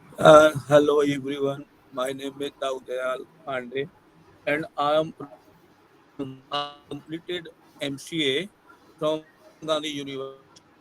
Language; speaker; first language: English; non-native, learner; Hindi